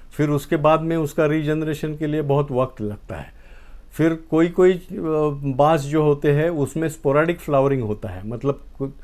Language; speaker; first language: Hindi; non-native, local second language; Marathi